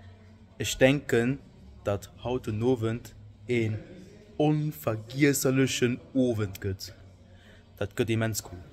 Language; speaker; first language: German; non-native, local second language; Luxembourgish